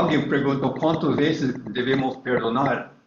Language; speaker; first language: Spanish; non-native, learner; English